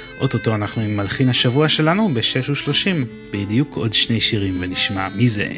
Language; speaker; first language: Hebrew; native; Hebrew